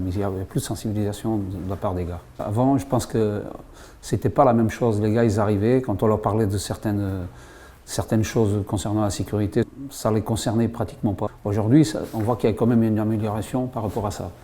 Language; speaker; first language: French; native; French